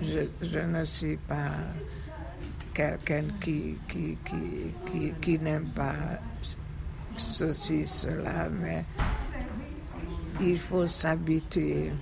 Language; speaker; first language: French; non-native, fluent; Hungarian